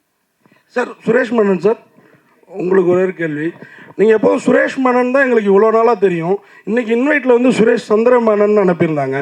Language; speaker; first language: Tamil; native; Tamil